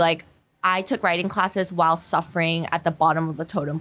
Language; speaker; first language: English; non-native, fluent; Korean